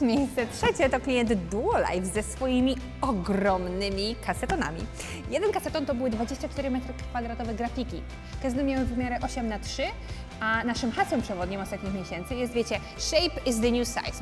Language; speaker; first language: Polish; native; Polish